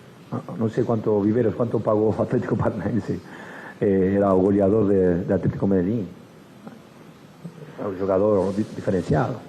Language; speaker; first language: Portuguese; non-native, fluent; Spanish